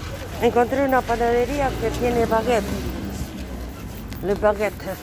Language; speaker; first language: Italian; non-native, learner; Spanish